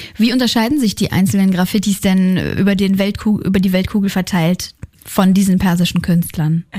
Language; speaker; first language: German; native; German